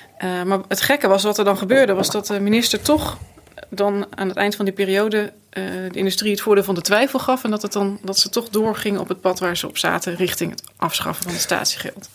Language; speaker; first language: Dutch; native; Dutch